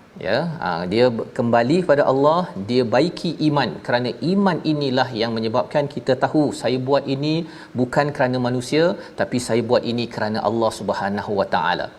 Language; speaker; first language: Malay; native; Malay